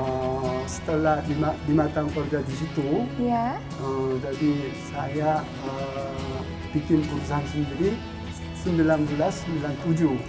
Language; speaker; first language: Indonesian; non-native, fluent; Korean